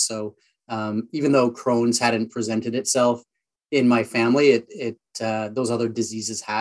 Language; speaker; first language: English; native; English